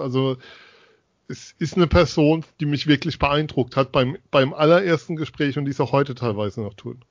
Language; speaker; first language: German; native; German